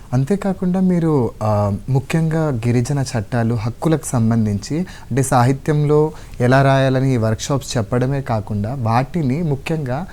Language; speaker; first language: Telugu; native; Telugu